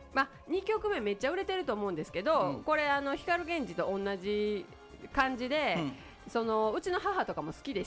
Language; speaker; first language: Japanese; native; Japanese